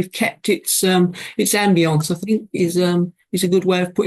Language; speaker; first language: English; native; English